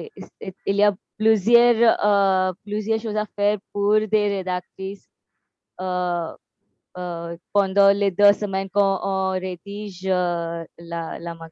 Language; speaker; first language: French; non-native, learner; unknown